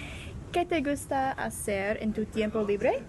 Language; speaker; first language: Spanish; non-native, learner; English